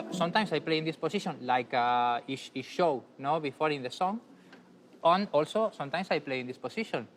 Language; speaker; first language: English; non-native, learner; Spanish